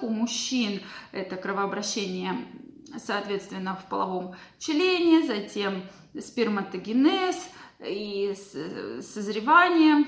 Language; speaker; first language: Russian; native; Russian